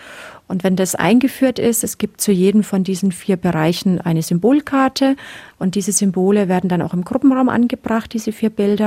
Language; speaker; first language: German; native; German